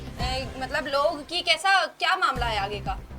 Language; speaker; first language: Hindi; native; Hindi